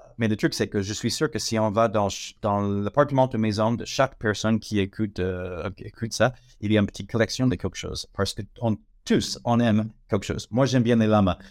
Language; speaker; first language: French; non-native, fluent; English